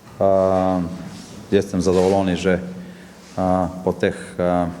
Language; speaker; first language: Polish; non-native, learner; Serbian